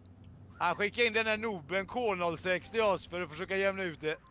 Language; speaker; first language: Swedish; native; Swedish